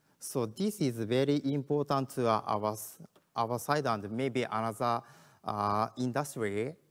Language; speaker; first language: English; non-native, learner; Japanese